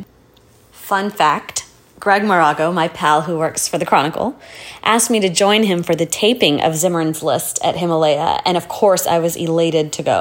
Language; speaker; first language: English; native; English